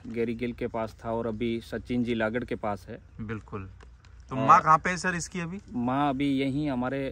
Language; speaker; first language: Hindi; native; Hindi